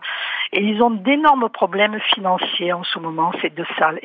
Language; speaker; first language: French; non-native, fluent; Romanian